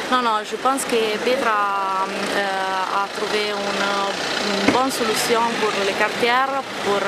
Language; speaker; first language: French; non-native, learner; Italian